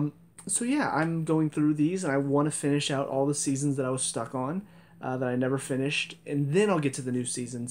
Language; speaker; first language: English; native; English